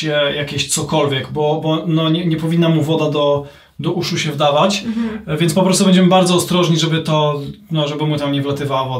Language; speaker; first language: Polish; native; Polish